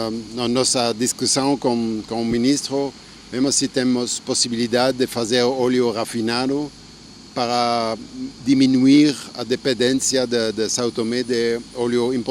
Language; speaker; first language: Portuguese; non-native, fluent; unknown